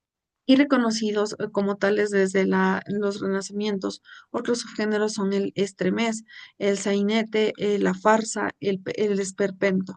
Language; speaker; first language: Spanish; native; Spanish